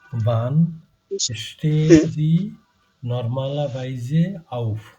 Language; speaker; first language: German; non-native, fluent; Bangla